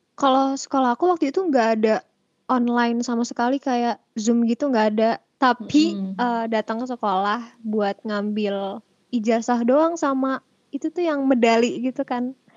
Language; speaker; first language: Indonesian; native; Indonesian